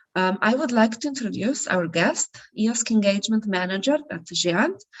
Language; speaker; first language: English; non-native, fluent; Slovenian